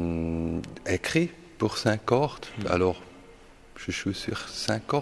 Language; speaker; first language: French; non-native, fluent; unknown